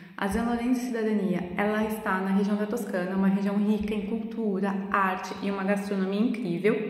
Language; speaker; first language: Portuguese; native; Portuguese